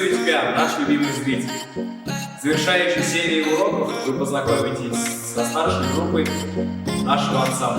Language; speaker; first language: Russian; native; Russian